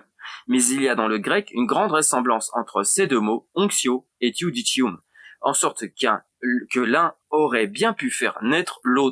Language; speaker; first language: French; native; French